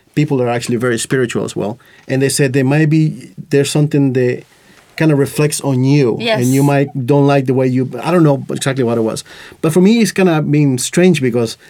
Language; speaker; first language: English; non-native, fluent; Spanish